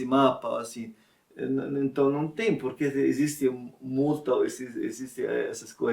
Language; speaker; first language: Portuguese; non-native, learner; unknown